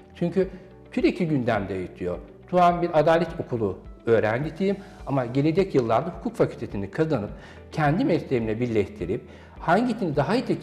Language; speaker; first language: Turkish; native; Turkish